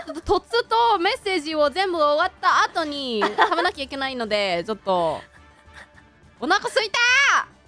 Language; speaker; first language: Japanese; non-native, fluent; English